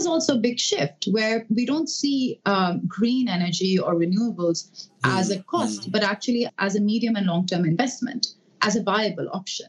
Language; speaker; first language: English; non-native, local second language; Urdu